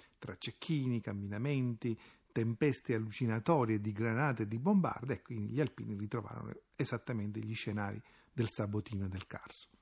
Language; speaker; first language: Italian; native; Italian